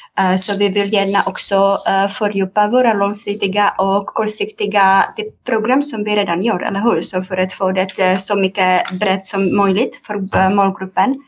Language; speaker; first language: Swedish; non-native, fluent; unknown